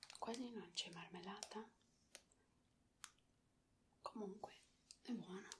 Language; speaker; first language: Italian; non-native, learner; Spanish